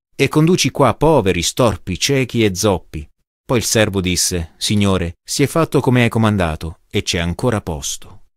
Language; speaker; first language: Italian; non-native, fluent; English